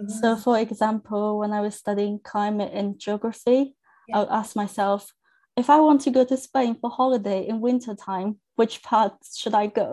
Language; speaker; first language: English; non-native, fluent; Chinese